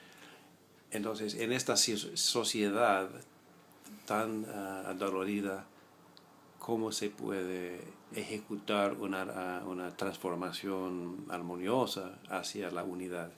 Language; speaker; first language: Spanish; non-native, fluent; English